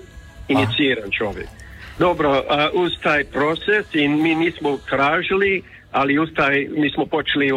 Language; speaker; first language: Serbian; early bilingual, heritage; Croatian